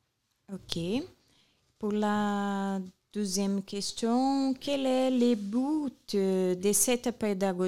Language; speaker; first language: French; non-native, learner; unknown